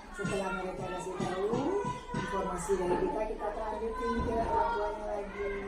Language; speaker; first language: Indonesian; non-native, local second language; Madurese